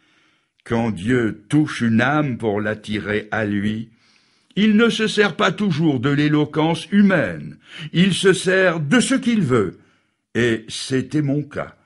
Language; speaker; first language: French; native; French